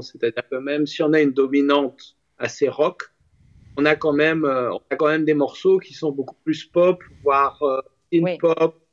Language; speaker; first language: French; native; French